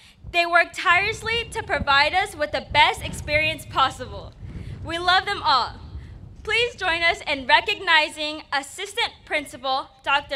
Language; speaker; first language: English; early bilingual, other home language; Spanish